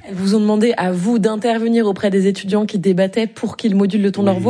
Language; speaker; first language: French; native; French